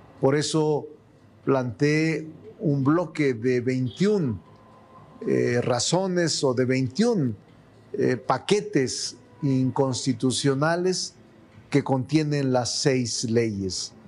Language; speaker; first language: Spanish; native; Spanish